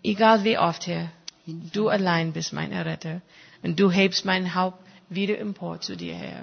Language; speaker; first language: German; non-native, fluent; English